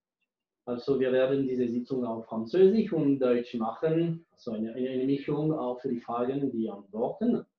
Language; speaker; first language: German; non-native, learner; French